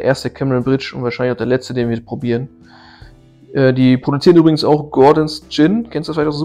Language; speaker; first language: German; native; German